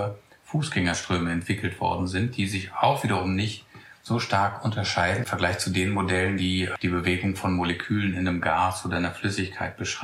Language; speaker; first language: German; native; German